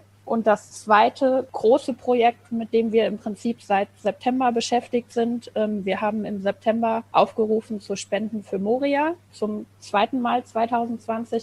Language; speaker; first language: German; native; German